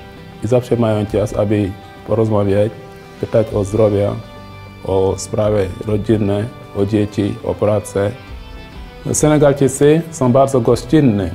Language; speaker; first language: Polish; non-native, fluent; Wolof